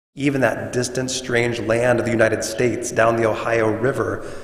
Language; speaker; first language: English; native; English